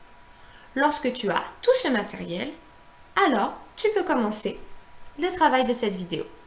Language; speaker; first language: French; native; French